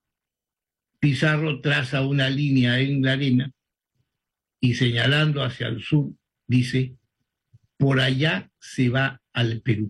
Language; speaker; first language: Spanish; native; Spanish